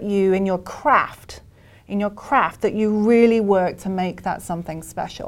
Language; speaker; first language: English; native; English